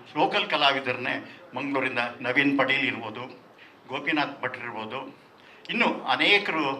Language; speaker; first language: Kannada; non-native, local second language; Tulu